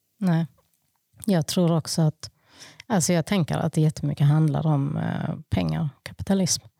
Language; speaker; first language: Swedish; early bilingual, other home language; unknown